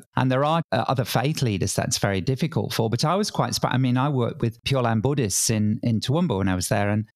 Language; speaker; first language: English; native; English